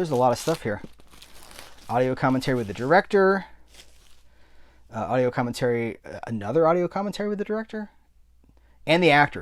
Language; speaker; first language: English; native; English